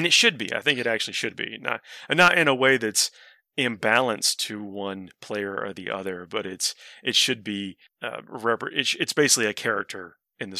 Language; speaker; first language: English; native; English